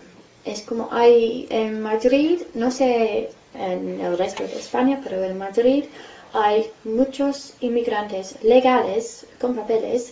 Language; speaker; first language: Spanish; non-native, fluent; English